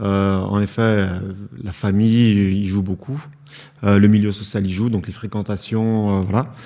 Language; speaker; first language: French; native; French